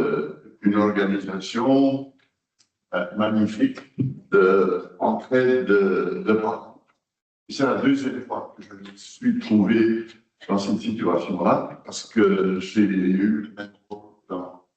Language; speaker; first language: French; non-native, local second language; Dutch